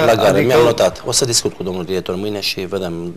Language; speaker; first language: Romanian; native; Romanian